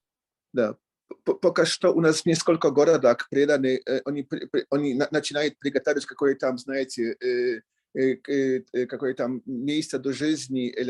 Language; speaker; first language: Russian; non-native, learner; Polish